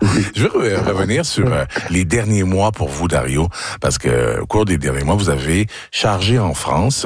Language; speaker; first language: French; native; French